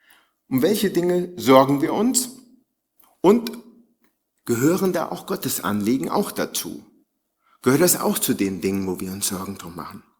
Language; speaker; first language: German; native; German